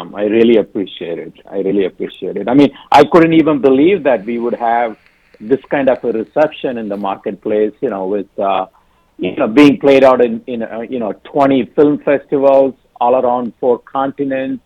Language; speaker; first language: English; non-native, local second language; Tamil